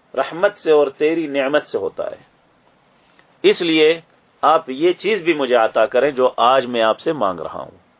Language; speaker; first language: Urdu; native; Urdu